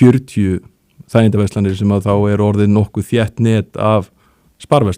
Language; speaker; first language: Icelandic; native; Icelandic